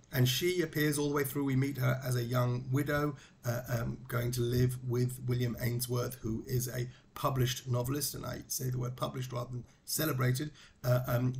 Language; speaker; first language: English; native; English